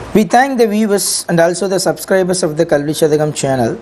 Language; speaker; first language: English; non-native, local second language; Tamil